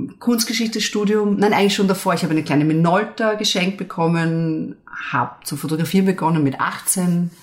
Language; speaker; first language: German; native; German